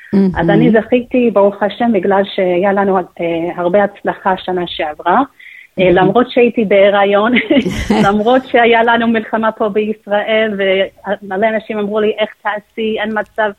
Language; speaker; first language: Hebrew; non-native, fluent; English